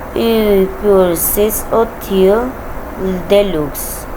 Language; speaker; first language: French; non-native, learner; Spanish